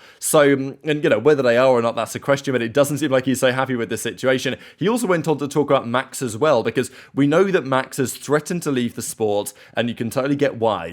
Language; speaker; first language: English; native; English